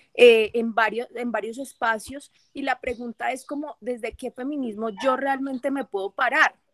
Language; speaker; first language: Spanish; native; Spanish